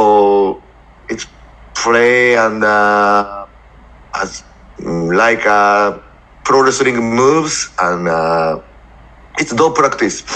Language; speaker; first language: English; non-native, learner; Japanese